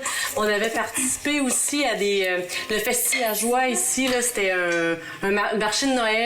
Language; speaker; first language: French; native; French